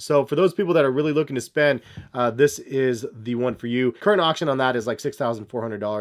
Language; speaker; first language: English; native; English